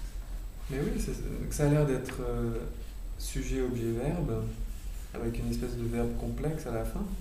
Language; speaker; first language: French; native; French